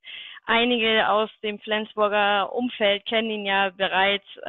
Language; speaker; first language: German; native; German